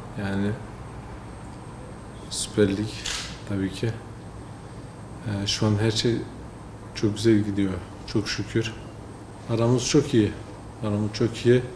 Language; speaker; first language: Turkish; early bilingual, heritage; French